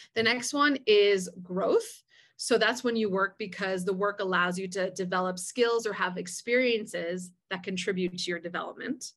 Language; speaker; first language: English; early bilingual, other home language; Spanish